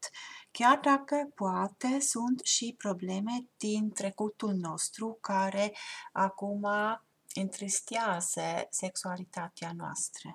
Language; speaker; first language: Romanian; non-native, fluent; German